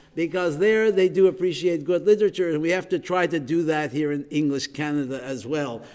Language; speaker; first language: English; native; English